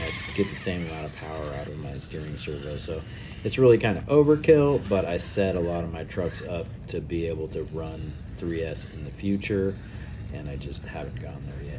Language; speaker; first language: English; native; English